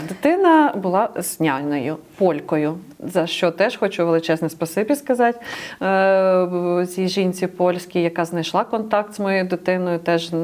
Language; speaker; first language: Ukrainian; native; Ukrainian